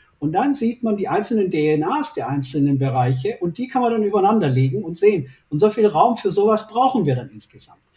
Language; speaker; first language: German; early bilingual, other home language; Turkish